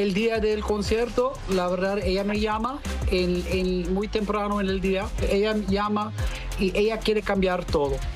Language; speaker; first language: Spanish; non-native, learner; English